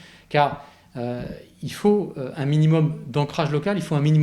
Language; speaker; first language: French; native; French